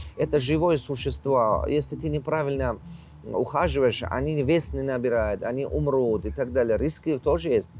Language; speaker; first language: Russian; non-native, local second language; Tajik